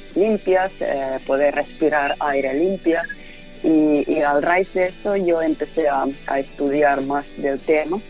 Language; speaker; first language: Spanish; non-native, fluent; Finnish